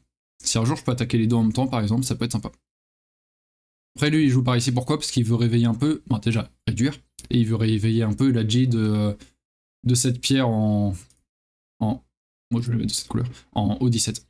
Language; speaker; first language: French; native; French